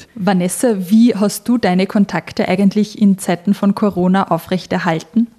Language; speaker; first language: German; native; German